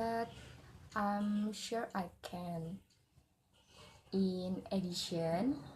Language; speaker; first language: English; non-native, learner; Indonesian